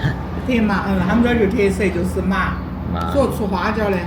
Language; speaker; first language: Chinese; native; Chinese